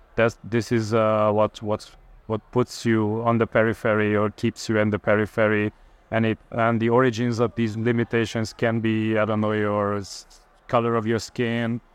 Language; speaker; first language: English; non-native, fluent; Hungarian